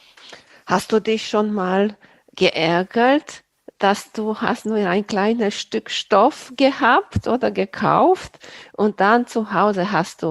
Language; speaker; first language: German; non-native, fluent; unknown